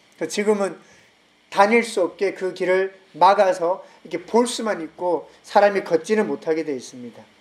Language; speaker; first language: Korean; native; Korean